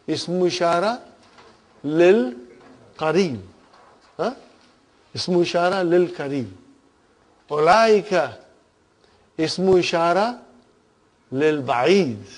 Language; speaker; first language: Arabic; non-native, fluent; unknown